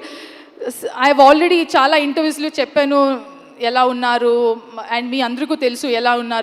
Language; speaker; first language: Telugu; non-native, learner; Kannada